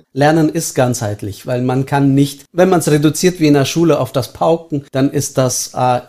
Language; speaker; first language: German; early bilingual, heritage; Estonian